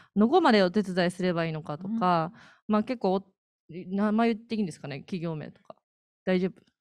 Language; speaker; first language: Japanese; native; Japanese